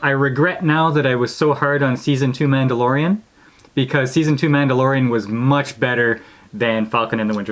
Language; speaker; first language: English; native; English